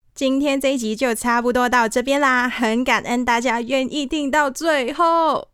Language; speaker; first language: Chinese; non-native, local second language; Cantonese